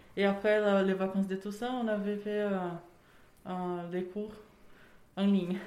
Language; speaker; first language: French; non-native, learner; Portuguese